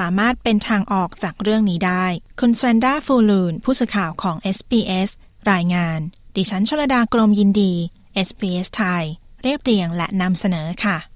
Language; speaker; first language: Thai; native; Thai